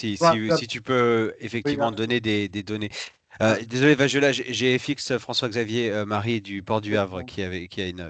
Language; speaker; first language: French; native; French